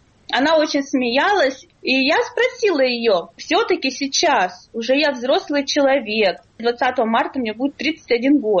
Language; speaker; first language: Russian; native; Russian